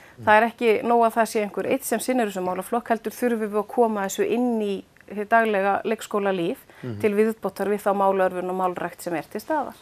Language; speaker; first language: Icelandic; native; Icelandic